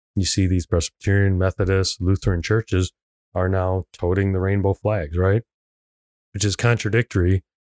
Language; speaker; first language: English; non-native, local second language; Cantonese